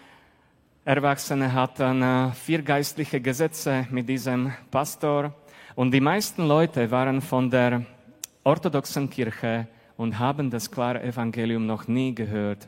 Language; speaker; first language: German; non-native, fluent; Slovak